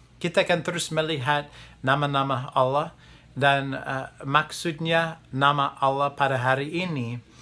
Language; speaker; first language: Indonesian; non-native, fluent; English